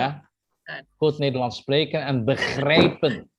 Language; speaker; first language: Dutch; non-native, fluent; Indonesian